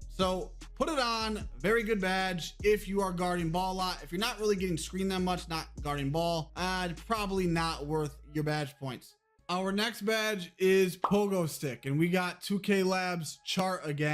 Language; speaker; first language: English; native; English